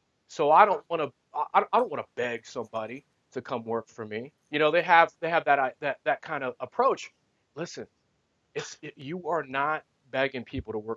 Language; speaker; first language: English; native; English